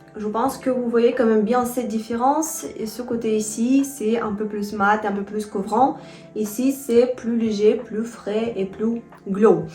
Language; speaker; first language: French; non-native, fluent; Russian